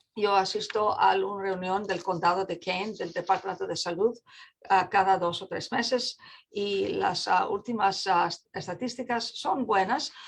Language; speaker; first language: Spanish; non-native, fluent; English